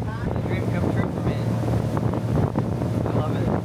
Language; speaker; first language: English; native; English